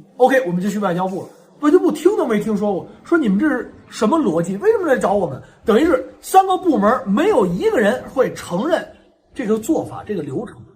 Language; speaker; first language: Chinese; native; Chinese